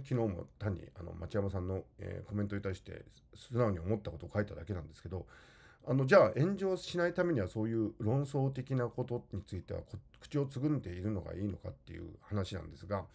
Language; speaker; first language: Japanese; native; Japanese